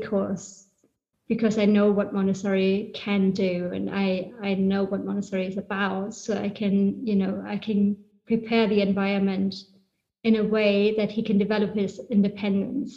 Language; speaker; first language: English; non-native, fluent; German